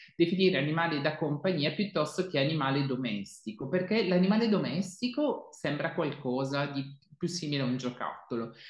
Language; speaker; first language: Italian; native; Italian